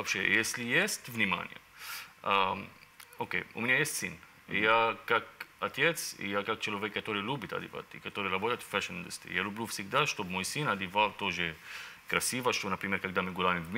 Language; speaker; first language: Russian; non-native, learner; Arabic